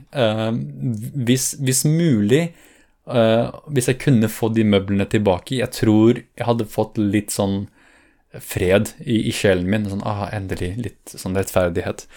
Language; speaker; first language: Norwegian; early bilingual, other home language; Kurdish